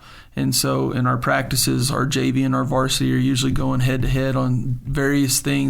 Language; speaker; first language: English; native; English